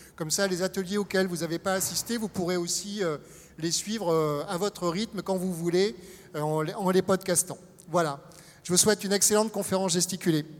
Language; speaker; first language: French; native; French